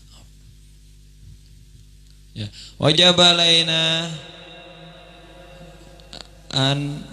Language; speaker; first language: Arabic; non-native, fluent; Indonesian